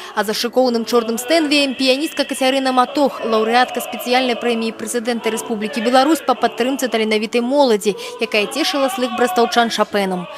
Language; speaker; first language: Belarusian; native; Belarusian